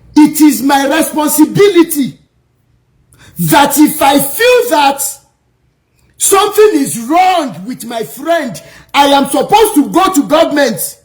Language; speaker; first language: English; non-native, local second language; Yoruba